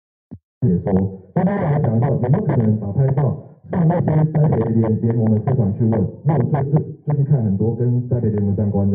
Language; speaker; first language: Chinese; native; Chinese